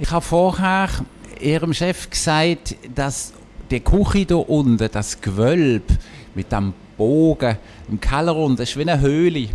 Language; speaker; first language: German; native; German